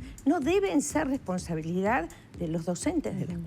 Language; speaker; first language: Spanish; native; Spanish